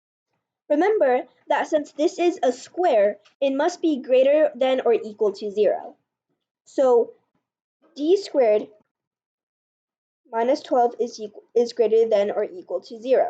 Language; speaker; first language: English; native; English